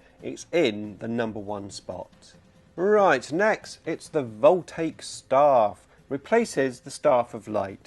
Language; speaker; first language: English; native; English